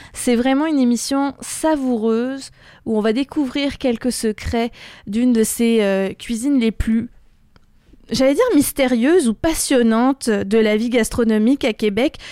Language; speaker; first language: French; native; French